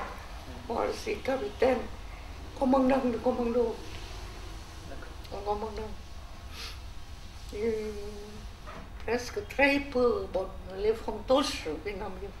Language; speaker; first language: French; non-native, learner; Vietnamese